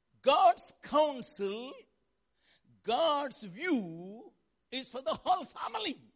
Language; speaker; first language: English; non-native, local second language; Tamil